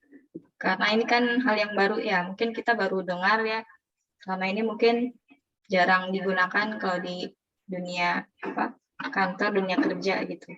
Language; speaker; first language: Indonesian; native; Indonesian